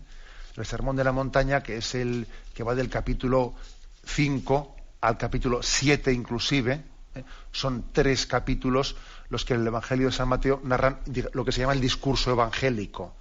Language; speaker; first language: Spanish; native; Spanish